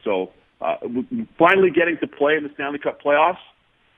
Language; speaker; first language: English; native; English